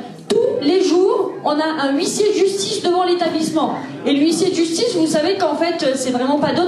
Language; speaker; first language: French; native; French